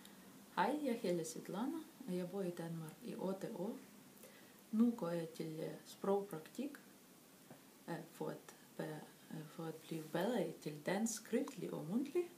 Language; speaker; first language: Danish; non-native, learner; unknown